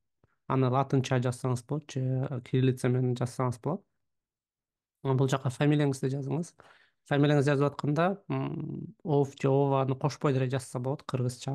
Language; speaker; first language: Kyrgyz; native; Kyrgyz